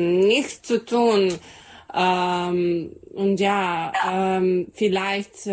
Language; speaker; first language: German; non-native, learner; Serbian